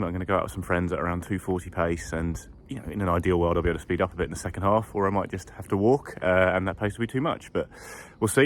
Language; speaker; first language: English; native; English